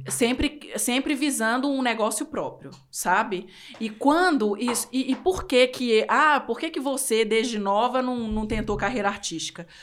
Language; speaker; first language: Portuguese; native; Portuguese